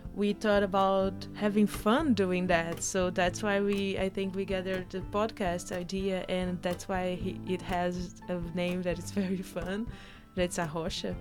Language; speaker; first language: English; non-native, fluent; Portuguese